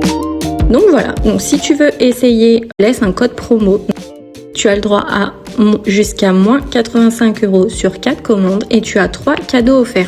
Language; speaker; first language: French; native; French